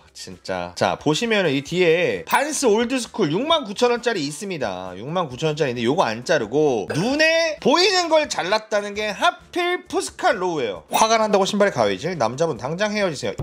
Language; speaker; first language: Korean; non-native, fluent; English